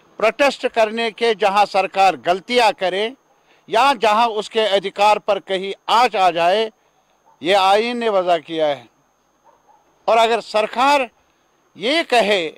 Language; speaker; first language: Hindi; non-native, local second language; Kashmiri